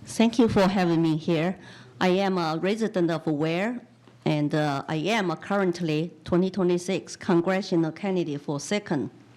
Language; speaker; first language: English; non-native, fluent; Chinese